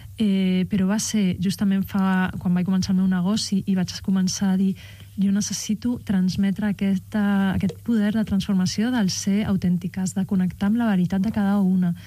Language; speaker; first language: Catalan; non-native, local second language; Spanish